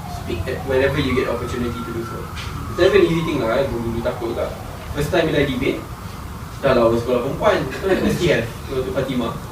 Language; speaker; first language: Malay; native; Malay